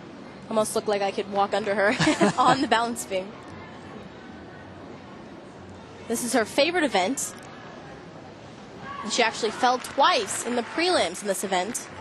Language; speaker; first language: English; native; English